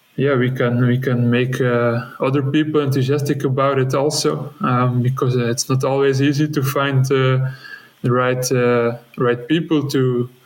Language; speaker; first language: English; non-native, fluent; Dutch